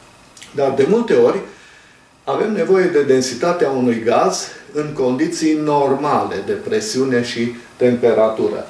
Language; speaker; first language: Romanian; native; Romanian